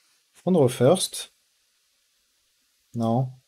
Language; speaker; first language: French; native; French